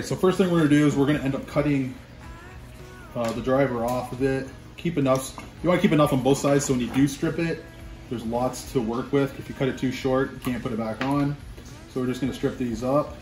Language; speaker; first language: English; native; English